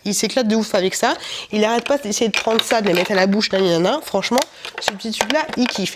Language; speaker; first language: French; native; French